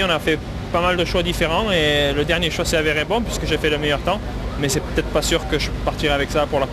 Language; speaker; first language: French; native; French